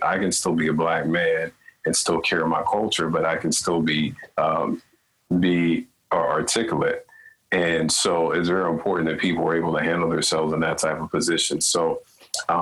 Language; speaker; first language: English; native; English